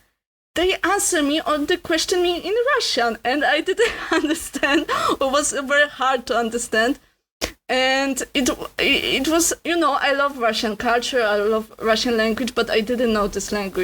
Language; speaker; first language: English; non-native, learner; Polish